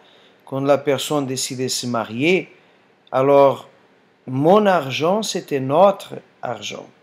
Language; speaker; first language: French; non-native, fluent; Portuguese